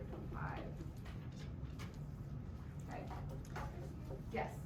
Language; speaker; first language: English; native; English